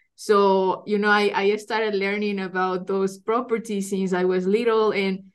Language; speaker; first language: English; non-native, fluent; Spanish